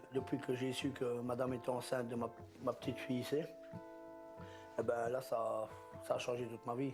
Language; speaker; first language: French; native; French